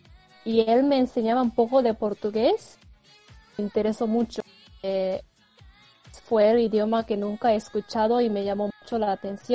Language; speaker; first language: Spanish; non-native, fluent; Japanese